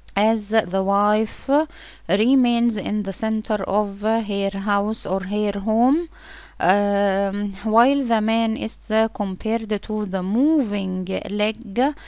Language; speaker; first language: English; non-native, fluent; Arabic